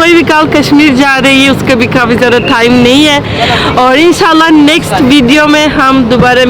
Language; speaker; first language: Hindi; non-native, learner; Turkish